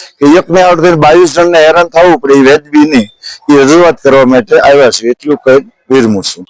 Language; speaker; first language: Gujarati; native; Gujarati